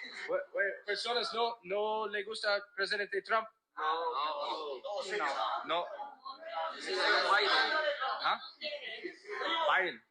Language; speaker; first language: Spanish; non-native, learner; English